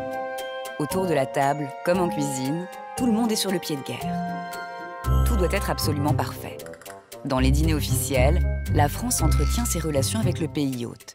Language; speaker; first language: French; native; French